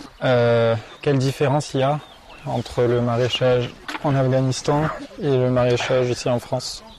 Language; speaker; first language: French; native; French